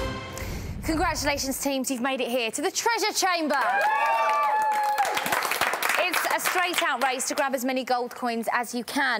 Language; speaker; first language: English; native; English